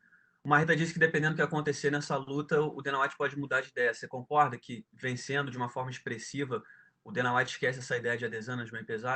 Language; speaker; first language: Portuguese; native; Portuguese